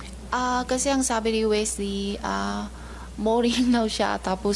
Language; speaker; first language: Filipino; non-native, learner; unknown